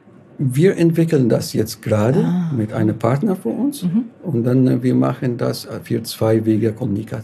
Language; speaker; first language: German; non-native, fluent; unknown